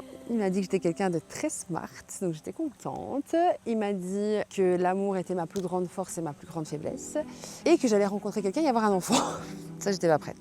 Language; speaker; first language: French; native; French